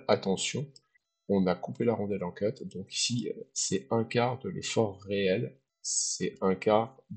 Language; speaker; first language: French; native; French